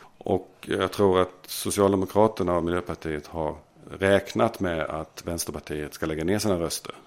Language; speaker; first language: Swedish; native; Swedish